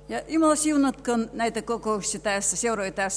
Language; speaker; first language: Finnish; non-native, fluent; Russian